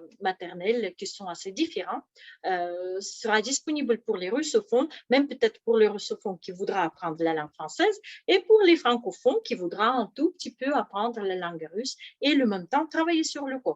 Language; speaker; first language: French; non-native, fluent; Russian